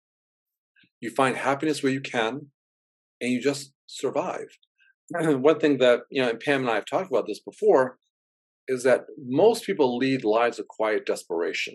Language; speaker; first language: English; native; English